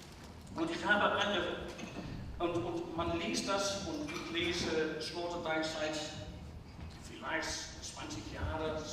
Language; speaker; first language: German; non-native, fluent; Dutch